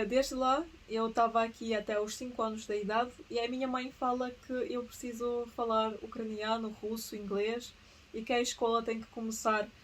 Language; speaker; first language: Portuguese; early bilingual, other home language; Russian